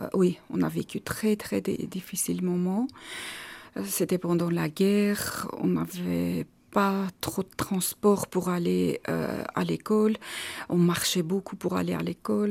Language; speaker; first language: French; non-native, fluent; Armenian